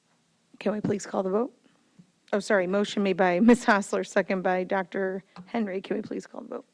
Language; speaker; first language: English; native; English